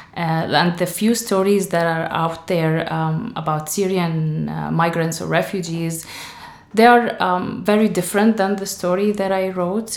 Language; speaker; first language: English; non-native, fluent; Arabic